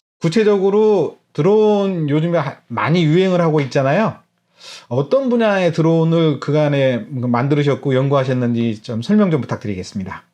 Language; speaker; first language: Korean; native; Korean